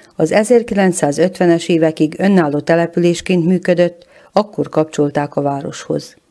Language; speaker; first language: Hungarian; native; Hungarian